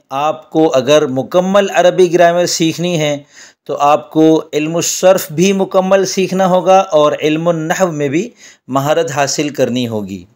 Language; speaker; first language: Urdu; native; Urdu